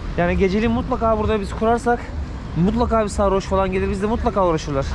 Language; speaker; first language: Turkish; native; Turkish